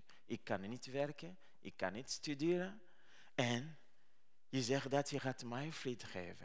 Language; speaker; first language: Dutch; non-native, learner; Rundi